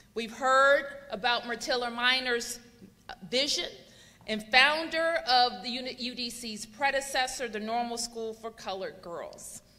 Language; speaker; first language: English; native; English